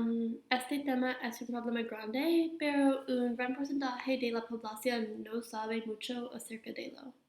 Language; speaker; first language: Spanish; non-native, learner; English